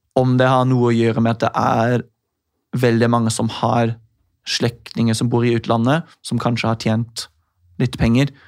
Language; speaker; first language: Norwegian; non-native, fluent; English